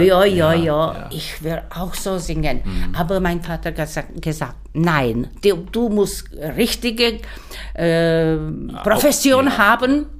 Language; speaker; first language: German; non-native, learner; Czech